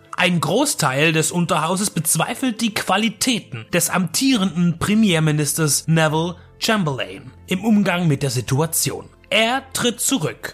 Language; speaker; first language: German; native; German